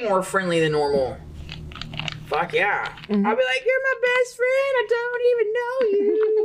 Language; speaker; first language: English; native; English